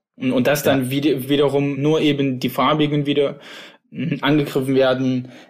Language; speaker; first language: German; native; German